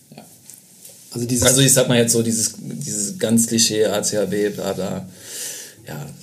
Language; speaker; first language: German; native; German